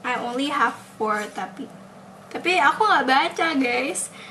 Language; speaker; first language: English; non-native, fluent; Indonesian